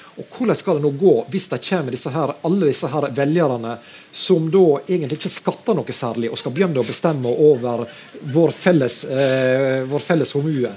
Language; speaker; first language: Norwegian; native; Norwegian